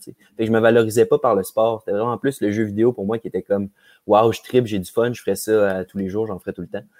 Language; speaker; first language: French; native; French